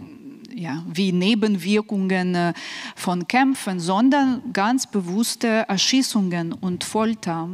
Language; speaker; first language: German; non-native, fluent; Ukrainian